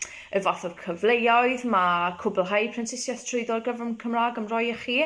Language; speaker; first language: Welsh; non-native, local second language; English